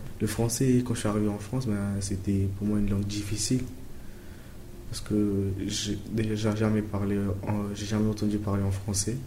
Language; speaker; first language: French; early bilingual, other home language; Tamil